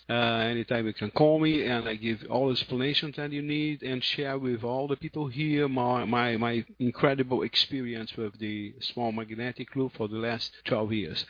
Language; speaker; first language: English; non-native, learner; Portuguese